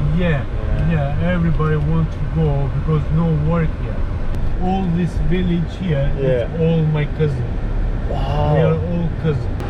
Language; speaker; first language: English; non-native, learner; Albanian